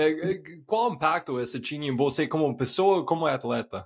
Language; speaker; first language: Portuguese; non-native, fluent; English